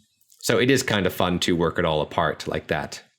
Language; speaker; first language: English; native; English